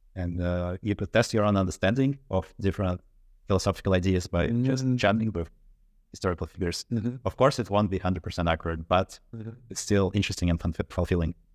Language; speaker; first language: English; non-native, fluent; Russian